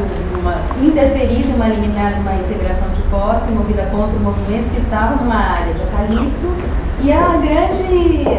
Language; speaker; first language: Portuguese; native; Portuguese